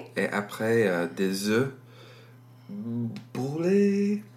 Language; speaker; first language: French; non-native, learner; English